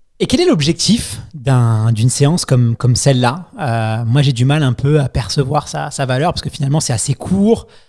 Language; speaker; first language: French; native; French